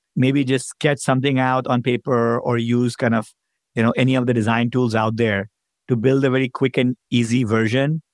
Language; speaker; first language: English; non-native, local second language; Hindi